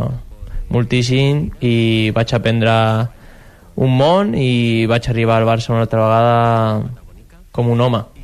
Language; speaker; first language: Catalan; non-native, local second language; Spanish